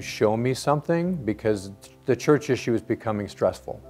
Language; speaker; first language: English; native; English